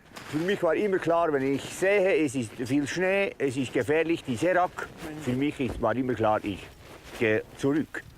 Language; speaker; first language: German; non-native, learner; French